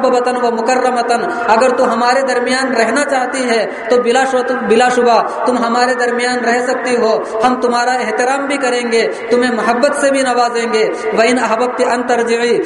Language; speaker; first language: Urdu; native; Urdu